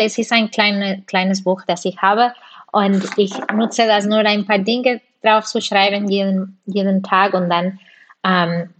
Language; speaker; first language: German; non-native, fluent; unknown